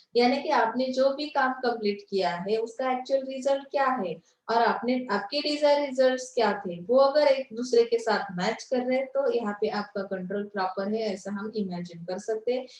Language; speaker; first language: Hindi; non-native, local second language; Marathi